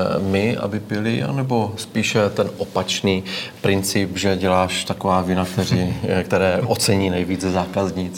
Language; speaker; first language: Czech; native; Czech